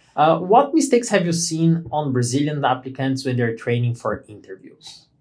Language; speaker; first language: English; non-native, fluent; Portuguese